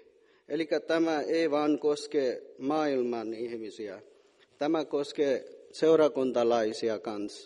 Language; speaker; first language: Finnish; non-native, fluent; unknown